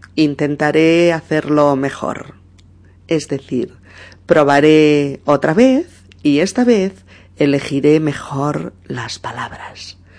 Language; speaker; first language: Spanish; native; Spanish